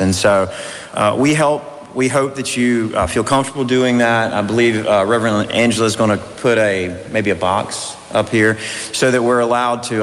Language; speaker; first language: English; native; English